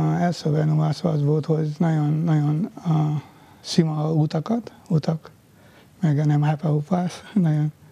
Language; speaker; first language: Hungarian; non-native, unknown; Nepali